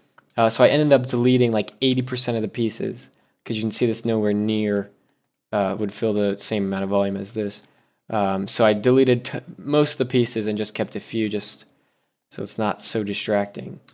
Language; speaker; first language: English; native; English